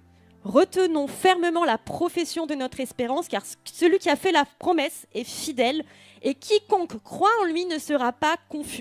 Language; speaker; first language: French; native; French